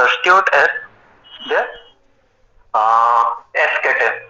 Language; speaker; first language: German; non-native, fluent; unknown